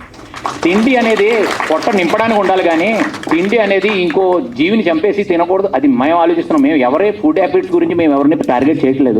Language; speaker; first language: Telugu; native; Telugu